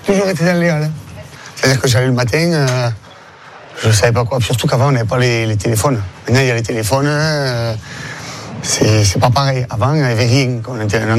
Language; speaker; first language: French; native; French